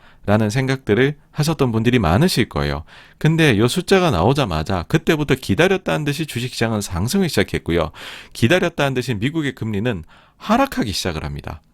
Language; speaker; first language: Korean; native; Korean